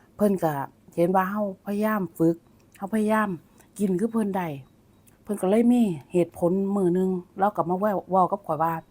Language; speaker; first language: Thai; native; Thai